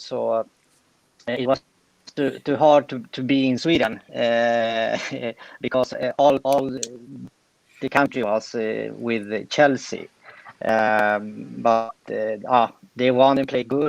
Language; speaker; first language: English; non-native, fluent; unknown